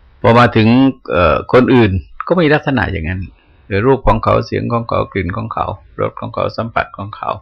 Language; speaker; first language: Thai; native; Thai